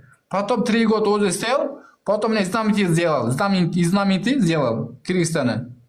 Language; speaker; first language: Russian; non-native, learner; Kyrgyz